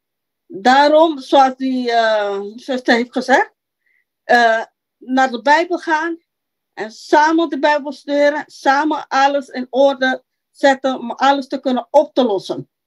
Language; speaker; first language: Dutch; non-native, local second language; Papiamento